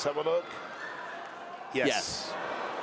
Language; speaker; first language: English; native; English